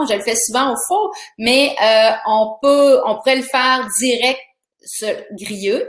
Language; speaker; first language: French; native; French